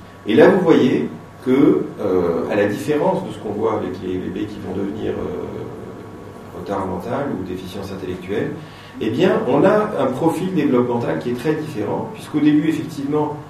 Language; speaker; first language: French; native; French